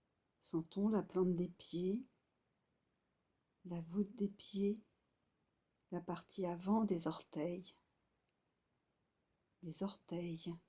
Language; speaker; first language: French; native; French